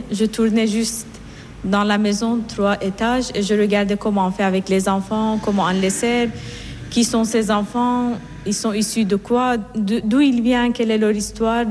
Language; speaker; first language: French; non-native, fluent; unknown